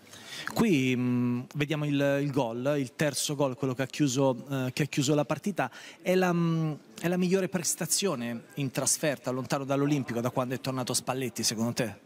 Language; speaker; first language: Italian; native; Italian